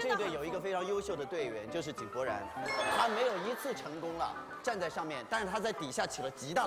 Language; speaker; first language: Chinese; native; Chinese